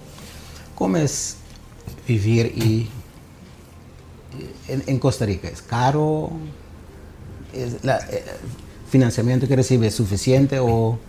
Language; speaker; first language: Spanish; non-native, learner; Papiamento